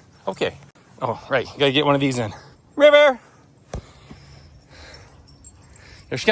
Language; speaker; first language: English; native; English